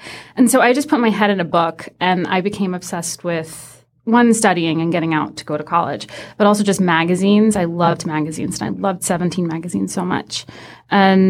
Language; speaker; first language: English; early bilingual, other home language; Persian